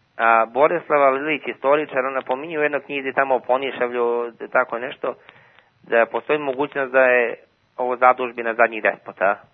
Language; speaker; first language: Serbian; native; Serbian